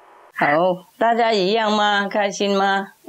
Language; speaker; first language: Chinese; non-native, fluent; Vietnamese